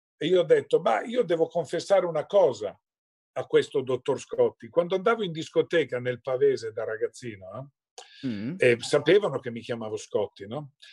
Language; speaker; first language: Italian; native; Italian